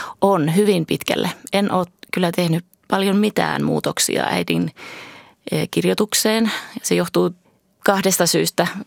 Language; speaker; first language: Finnish; early bilingual, heritage; Finnish